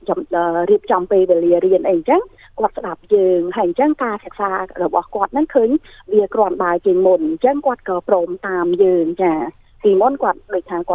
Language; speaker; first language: Khmer; native; Khmer